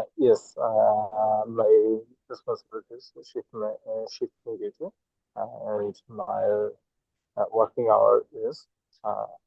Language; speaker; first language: English; non-native, learner; Bangla